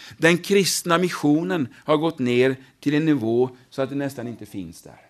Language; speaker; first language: Swedish; native; Swedish